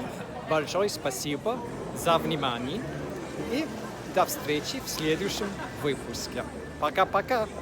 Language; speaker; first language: Russian; non-native, fluent; English